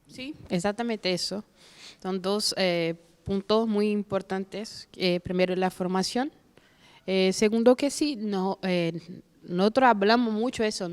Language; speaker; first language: Spanish; non-native, fluent; Portuguese